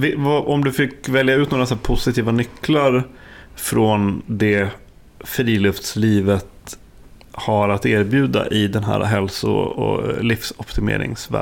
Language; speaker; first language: Swedish; native; Swedish